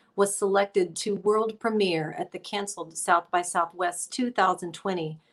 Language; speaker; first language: English; native; English